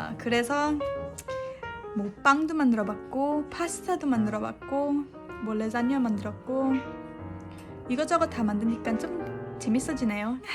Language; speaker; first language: Korean; early bilingual, heritage; Korean